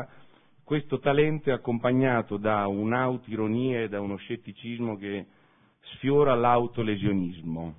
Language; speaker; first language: Italian; native; Italian